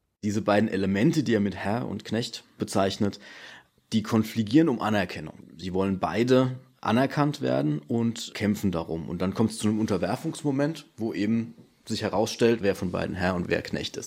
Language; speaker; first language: German; native; German